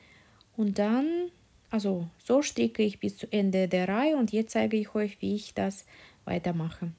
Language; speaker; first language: German; non-native, fluent; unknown